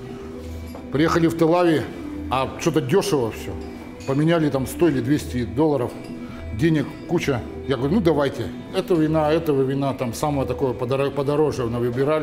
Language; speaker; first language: Russian; native; Russian